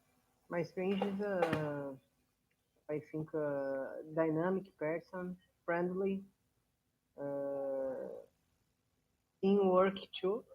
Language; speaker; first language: English; non-native, learner; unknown